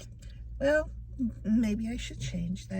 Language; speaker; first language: English; native; English